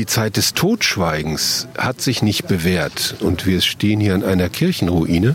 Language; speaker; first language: German; native; German